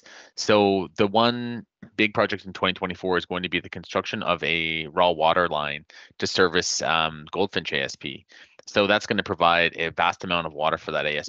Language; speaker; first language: English; native; English